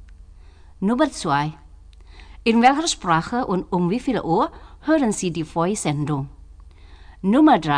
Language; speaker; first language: German; non-native, fluent; Indonesian